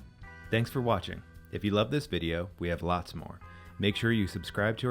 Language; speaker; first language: English; native; English